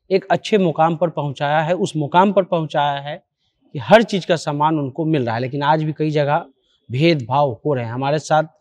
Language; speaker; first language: Hindi; native; Hindi